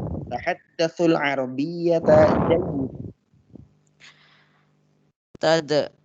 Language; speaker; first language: Arabic; non-native, fluent; Indonesian